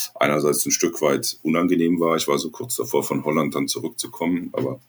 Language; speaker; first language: German; native; German